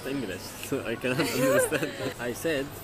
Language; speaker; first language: English; non-native, learner; Arabic